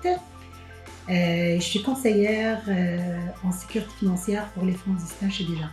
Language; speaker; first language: French; non-native, local second language; Arabic